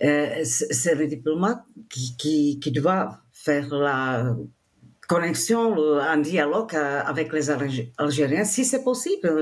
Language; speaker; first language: French; non-native, fluent; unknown